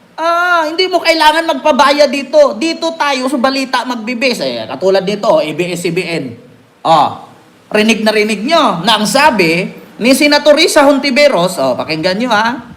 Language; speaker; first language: Filipino; native; Filipino